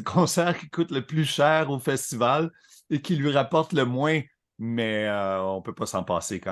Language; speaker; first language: French; native; French